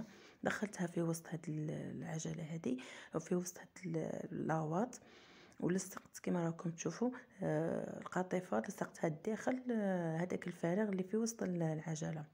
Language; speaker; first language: Arabic; native; Arabic